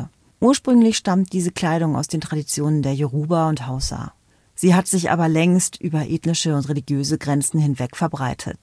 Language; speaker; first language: German; native; German